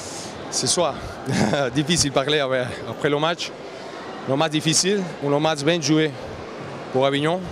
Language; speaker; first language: French; non-native, learner; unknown